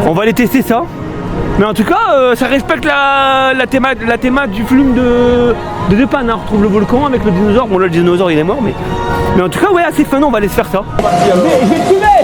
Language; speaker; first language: French; native; French